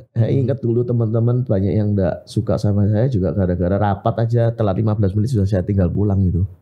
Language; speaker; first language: Indonesian; native; Indonesian